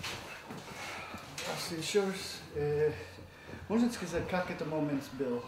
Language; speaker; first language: Russian; non-native, learner; English